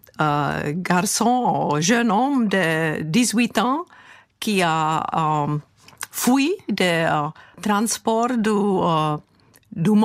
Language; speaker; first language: French; non-native, fluent; Czech